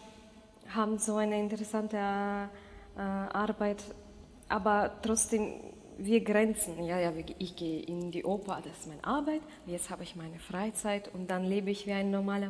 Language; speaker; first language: German; non-native, fluent; Russian